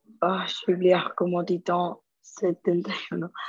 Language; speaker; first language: French; non-native, learner; Spanish